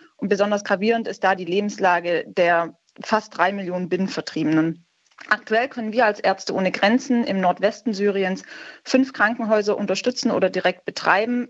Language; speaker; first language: German; native; German